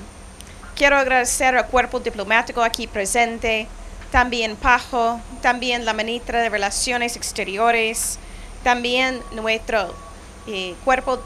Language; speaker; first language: Spanish; non-native, fluent; English